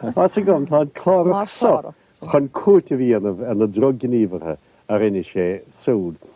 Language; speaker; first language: Irish; native; Irish